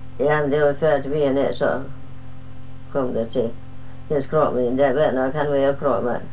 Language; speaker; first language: Danish; native; Danish